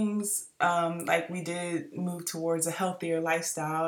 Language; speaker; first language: English; native; English